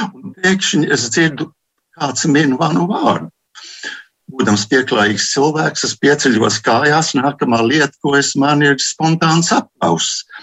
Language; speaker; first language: Latvian; early bilingual, heritage; Latvian